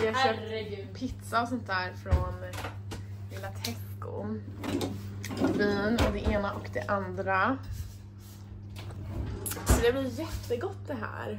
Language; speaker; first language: Swedish; native; Swedish